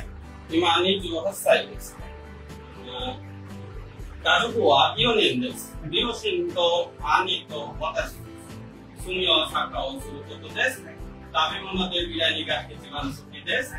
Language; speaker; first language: Japanese; non-native, learner; Bangla